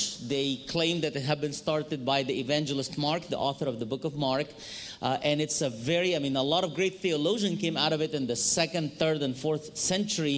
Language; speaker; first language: English; non-native, fluent; Arabic